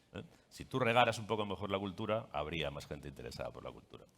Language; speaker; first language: Spanish; native; Spanish